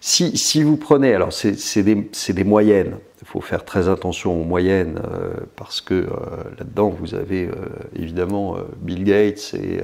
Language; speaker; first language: French; native; French